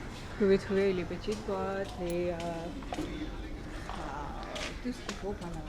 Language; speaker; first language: French; non-native, fluent; Hindi